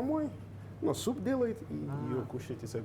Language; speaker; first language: Russian; non-native, learner; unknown